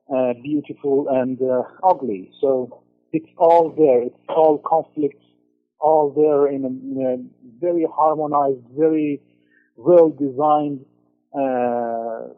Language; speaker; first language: English; non-native, fluent; Persian